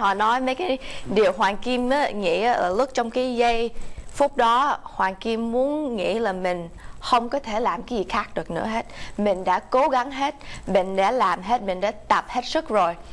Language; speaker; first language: Vietnamese; early bilingual, heritage; Vietnamese